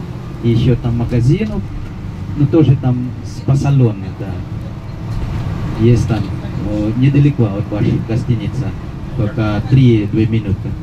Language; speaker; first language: Russian; non-native, fluent; Indonesian